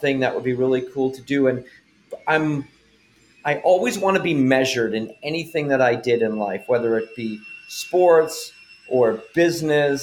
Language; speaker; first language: English; native; English